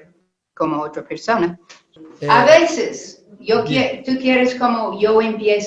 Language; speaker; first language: Spanish; non-native, learner; English